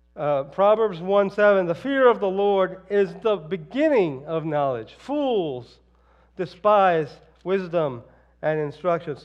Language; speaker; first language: English; early bilingual, other home language; Spanish